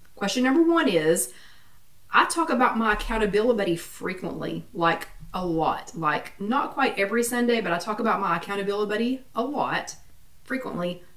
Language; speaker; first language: English; native; English